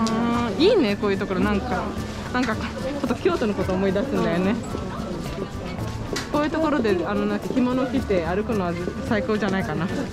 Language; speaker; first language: Japanese; non-native, fluent; Portuguese